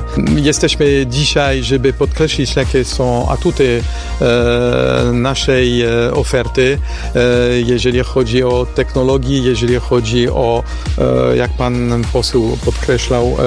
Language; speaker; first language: Polish; non-native, fluent; French